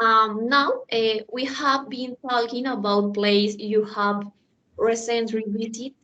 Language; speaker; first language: English; non-native, learner; Spanish